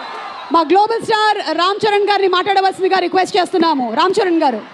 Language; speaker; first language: Telugu; native; Telugu